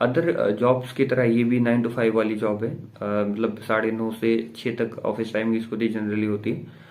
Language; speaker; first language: Hindi; native; Hindi